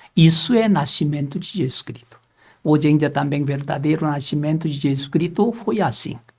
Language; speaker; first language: Portuguese; non-native, learner; Korean